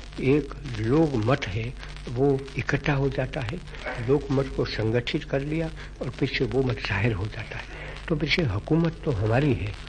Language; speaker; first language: Hindi; non-native, local second language; Gujarati